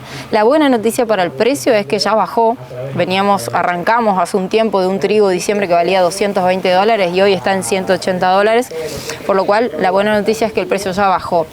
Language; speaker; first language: Spanish; native; Spanish